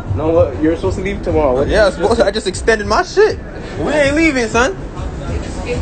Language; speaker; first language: English; native; English